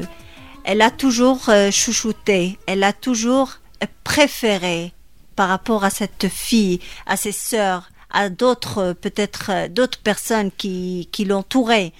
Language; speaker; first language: French; non-native, local second language; Arabic